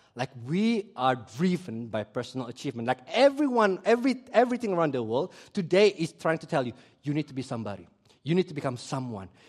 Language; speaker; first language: English; early bilingual, other home language; Indonesian